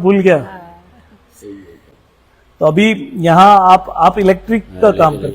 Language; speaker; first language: Hindi; native; Hindi